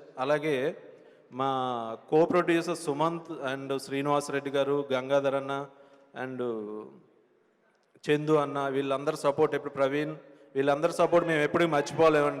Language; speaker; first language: Telugu; native; Telugu